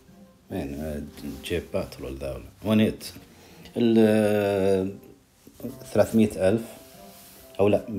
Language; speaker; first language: Arabic; native; Arabic